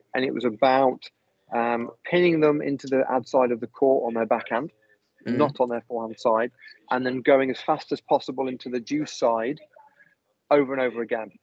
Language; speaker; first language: English; native; English